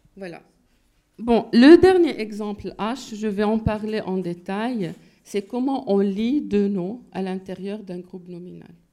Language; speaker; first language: French; non-native, fluent; Arabic